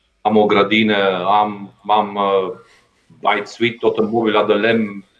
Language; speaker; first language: Romanian; non-native, fluent; Dutch